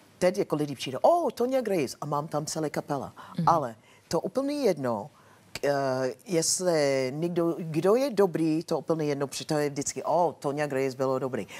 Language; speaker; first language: Czech; non-native, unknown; English